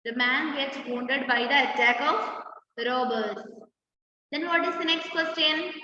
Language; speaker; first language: English; non-native, local second language; Malayalam